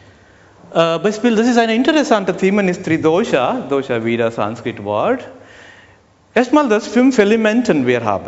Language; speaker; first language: German; non-native, learner; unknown